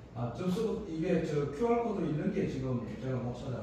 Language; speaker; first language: Korean; native; Korean